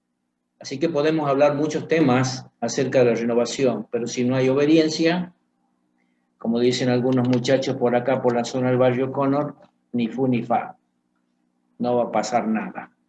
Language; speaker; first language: Spanish; native; Spanish